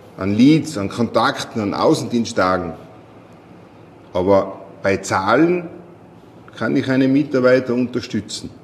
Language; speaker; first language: German; native; German